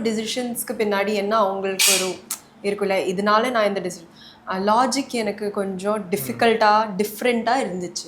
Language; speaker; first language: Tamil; early bilingual, heritage; Tamil